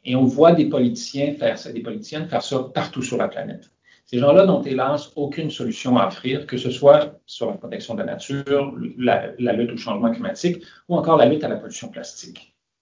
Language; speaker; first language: French; native; French